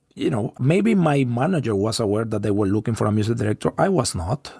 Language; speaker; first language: English; non-native, fluent; Spanish